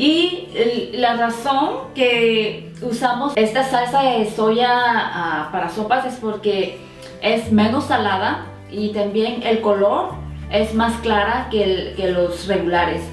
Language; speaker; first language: Spanish; non-native, fluent; Korean